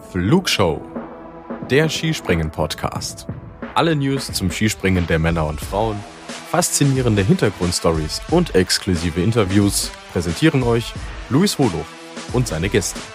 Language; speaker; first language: German; native; German